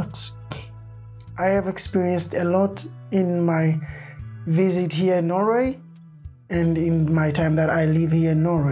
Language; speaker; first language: English; non-native, local second language; Swahili